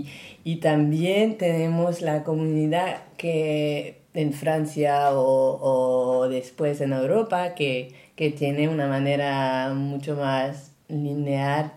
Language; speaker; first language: Spanish; non-native, learner; French